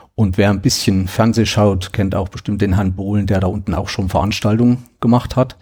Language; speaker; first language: German; native; German